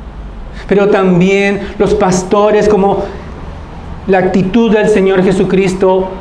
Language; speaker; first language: Spanish; native; Spanish